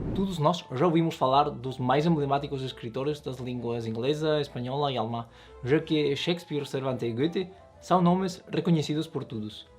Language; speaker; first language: Portuguese; non-native, learner; Spanish